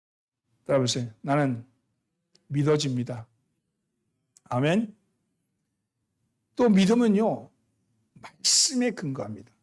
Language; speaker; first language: Korean; native; Korean